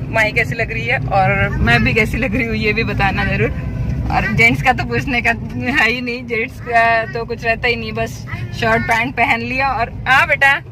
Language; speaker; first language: Hindi; native; Hindi